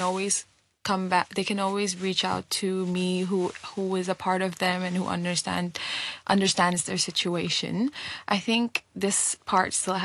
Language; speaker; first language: English; non-native, local second language; Nepali